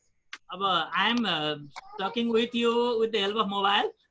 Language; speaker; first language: English; non-native, fluent; Nepali